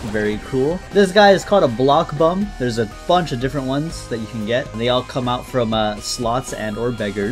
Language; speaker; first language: English; native; English